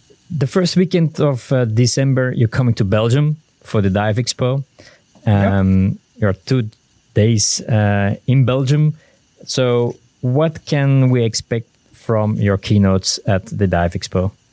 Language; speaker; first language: English; non-native, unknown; Dutch